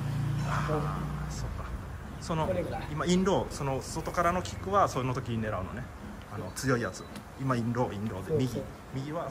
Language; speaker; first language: Japanese; native; Japanese